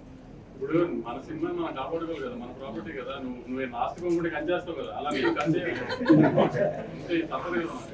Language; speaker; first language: Telugu; native; Telugu